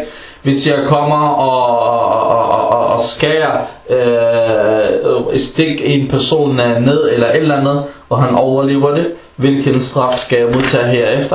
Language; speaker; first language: Danish; early bilingual, other home language; Arabic